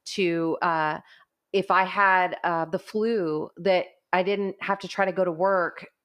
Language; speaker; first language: English; native; English